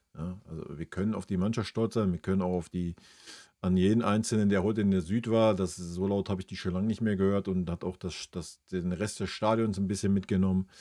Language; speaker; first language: German; native; German